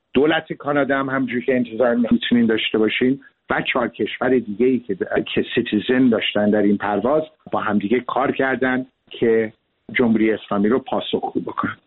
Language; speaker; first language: Persian; early bilingual, heritage; Persian